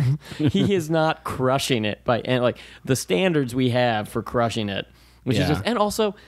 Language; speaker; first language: English; native; English